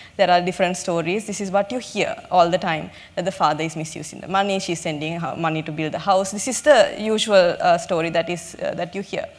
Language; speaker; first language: English; non-native, local second language; Sinhala